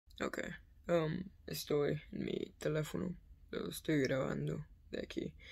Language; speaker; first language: Spanish; early bilingual, heritage; Spanish